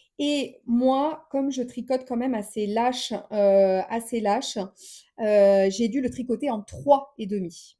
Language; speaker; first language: French; native; French